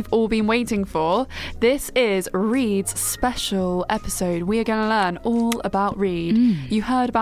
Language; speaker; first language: English; native; English